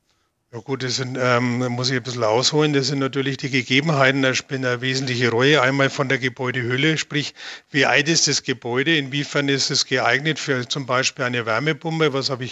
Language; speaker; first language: German; native; German